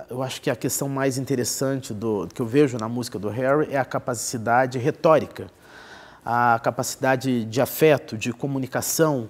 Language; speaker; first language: Portuguese; native; Portuguese